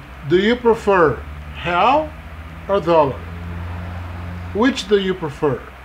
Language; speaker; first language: English; non-native, fluent; Portuguese